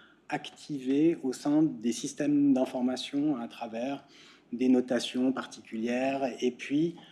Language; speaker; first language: French; native; French